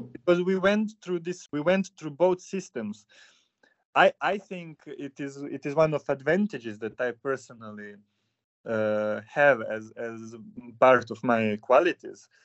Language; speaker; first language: English; non-native, fluent; Serbian